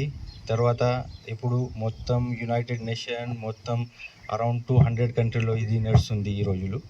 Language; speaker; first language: Telugu; non-native, learner; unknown